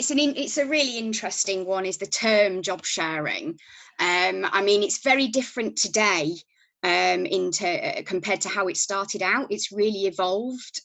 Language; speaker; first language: English; native; English